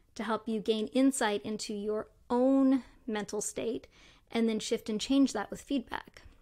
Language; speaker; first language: English; native; English